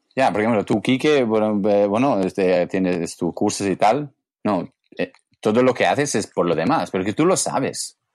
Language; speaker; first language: Spanish; non-native, learner; English